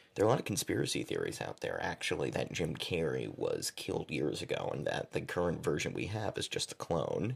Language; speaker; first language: English; native; English